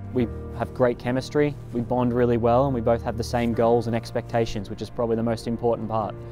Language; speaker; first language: English; native; English